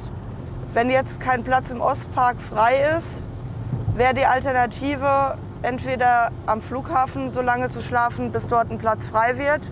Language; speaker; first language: German; native; German